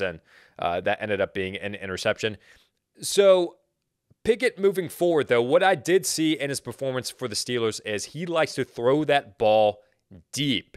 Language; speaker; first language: English; native; English